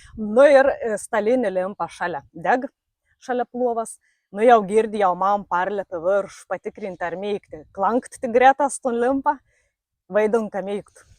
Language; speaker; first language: Lithuanian; native; Lithuanian